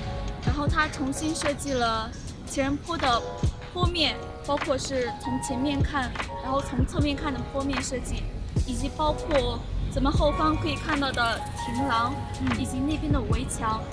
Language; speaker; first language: Chinese; native; Chinese